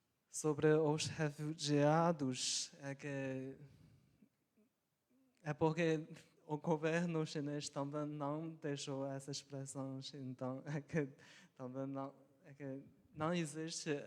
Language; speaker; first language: Portuguese; non-native, local second language; Chinese